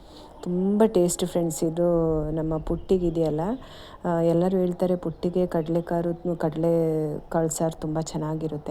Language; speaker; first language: Kannada; native; Kannada